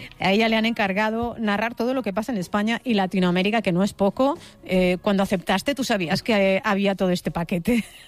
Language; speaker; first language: Spanish; native; Spanish